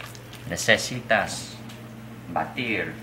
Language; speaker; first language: Spanish; non-native, learner; English